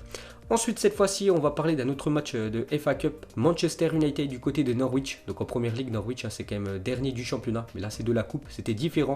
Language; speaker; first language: French; native; French